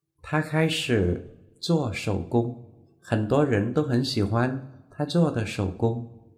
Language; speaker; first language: Chinese; non-native, fluent; Vietnamese